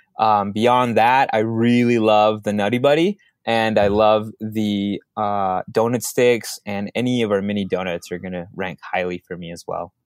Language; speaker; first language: English; early bilingual, other home language; Spanish